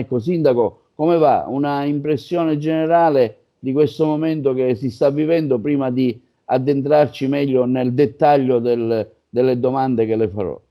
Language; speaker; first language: Italian; native; Italian